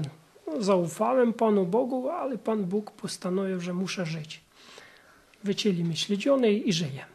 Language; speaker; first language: Polish; non-native, fluent; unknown